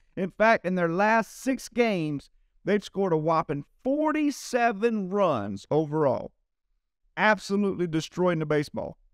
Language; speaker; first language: English; native; English